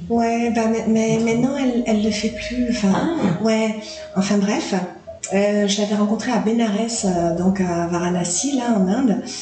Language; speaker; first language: French; native; French